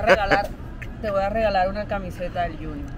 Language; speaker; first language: Spanish; native; Spanish